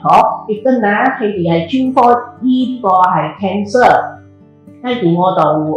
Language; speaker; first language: Cantonese; native; Cantonese